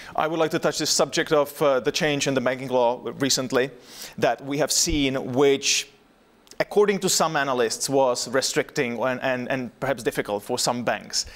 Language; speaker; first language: English; non-native, fluent; Czech